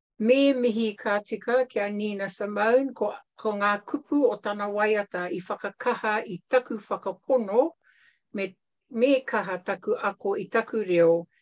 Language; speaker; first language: Māori; non-native, local second language; English